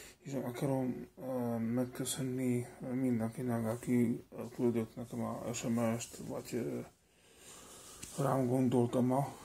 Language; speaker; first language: Hungarian; non-native, learner; Slovak